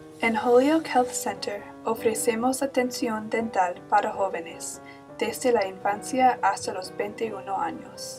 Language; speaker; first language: Spanish; non-native, learner; English